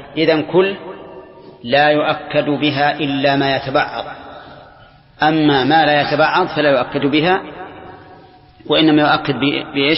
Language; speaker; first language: Arabic; native; Arabic